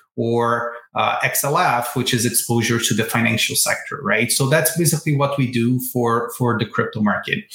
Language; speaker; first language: English; non-native, fluent; Portuguese